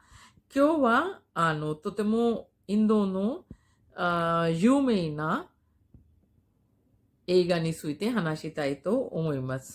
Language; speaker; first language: Japanese; non-native, fluent; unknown